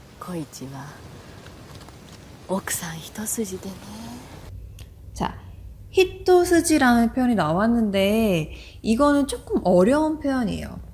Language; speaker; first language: Korean; native; Korean